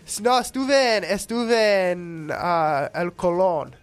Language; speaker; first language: Spanish; non-native, learner; English